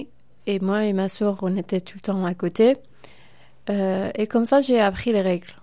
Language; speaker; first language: French; non-native, fluent; Persian